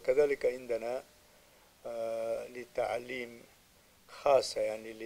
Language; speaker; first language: Arabic; non-native, fluent; Korean